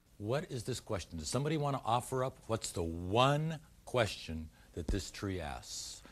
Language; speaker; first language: English; native; English